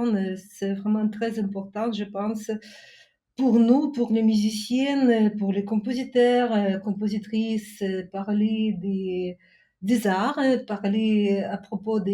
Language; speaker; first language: French; non-native, fluent; Ukrainian